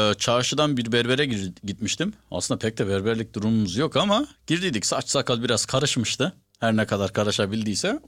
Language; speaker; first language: Turkish; early bilingual, heritage; Turkish